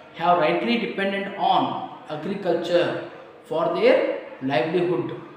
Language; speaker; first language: English; non-native, local second language; Kannada